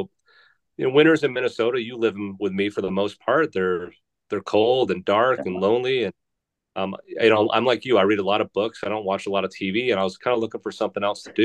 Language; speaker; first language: English; native; English